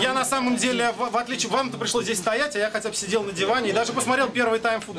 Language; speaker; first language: Russian; native; Russian